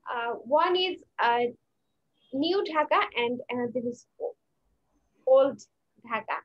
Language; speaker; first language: English; non-native, learner; Bangla